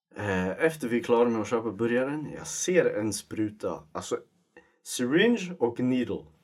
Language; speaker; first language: Swedish; early bilingual, other home language; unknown